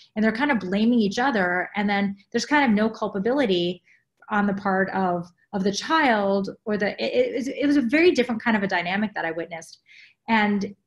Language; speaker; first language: English; native; English